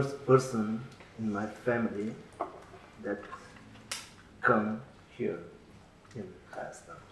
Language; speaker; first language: English; non-native, learner; Bulgarian